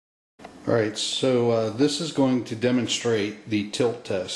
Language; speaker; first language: English; native; English